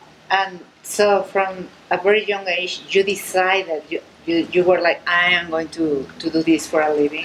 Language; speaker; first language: English; non-native, fluent; Spanish